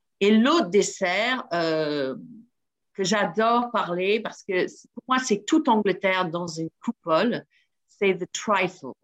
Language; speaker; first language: French; non-native, fluent; English